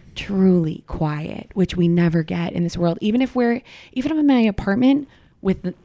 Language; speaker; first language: English; native; English